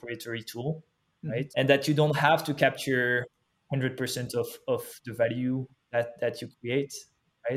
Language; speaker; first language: English; non-native, fluent; French